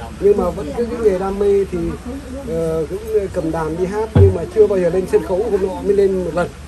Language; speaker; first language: Vietnamese; non-native, local second language; Tày